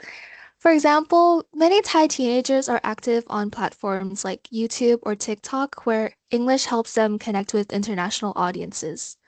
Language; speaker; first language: English; non-native, fluent; Thai